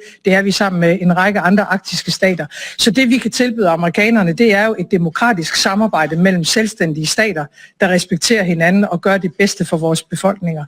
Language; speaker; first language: Danish; native; Danish